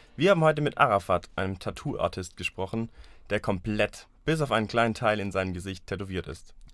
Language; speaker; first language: German; native; German